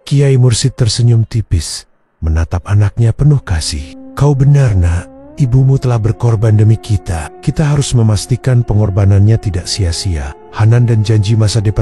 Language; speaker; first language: Indonesian; native; Indonesian